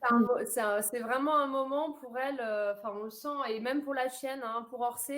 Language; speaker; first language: French; native; French